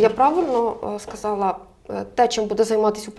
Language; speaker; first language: Ukrainian; native; Ukrainian